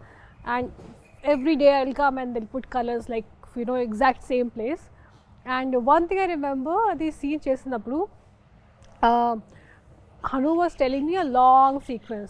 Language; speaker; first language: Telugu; non-native, fluent; Hindi